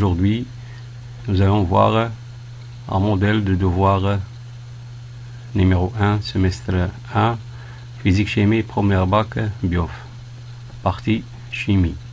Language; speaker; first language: French; non-native, local second language; Arabic